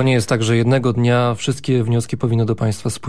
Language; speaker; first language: Polish; native; Polish